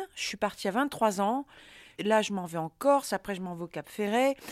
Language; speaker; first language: French; native; French